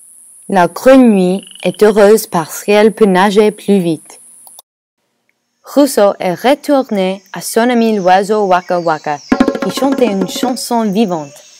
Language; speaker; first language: French; non-native, learner; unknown